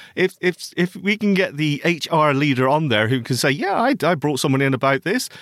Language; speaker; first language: English; native; English